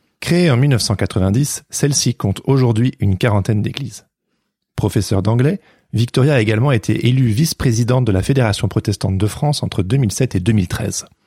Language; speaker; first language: French; native; French